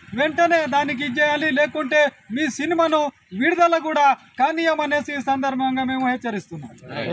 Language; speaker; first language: Telugu; non-native, local second language; Gondi